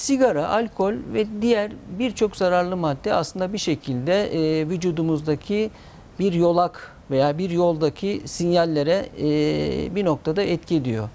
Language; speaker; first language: Turkish; native; Turkish